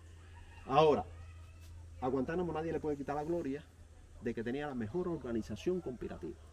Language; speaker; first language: Spanish; native; Spanish